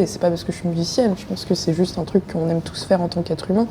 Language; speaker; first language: French; native; French